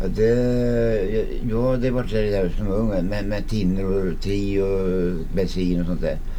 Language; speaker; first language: Swedish; early bilingual, other home language; Finnish